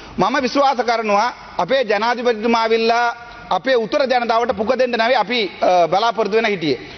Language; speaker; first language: Sinhala; non-native, local second language; Tamil